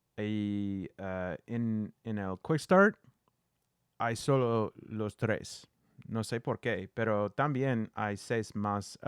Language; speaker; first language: Spanish; non-native, learner; English